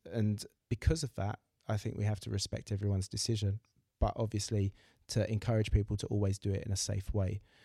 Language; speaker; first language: English; native; English